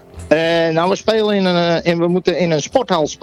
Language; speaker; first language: Dutch; native; Dutch